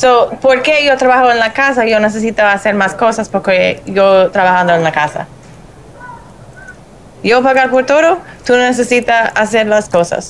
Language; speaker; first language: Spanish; non-native, learner; English